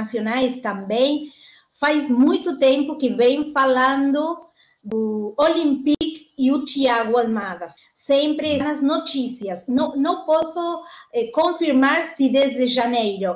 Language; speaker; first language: Portuguese; non-native, learner; Spanish